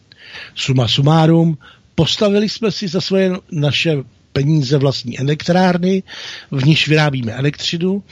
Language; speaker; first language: Czech; native; Czech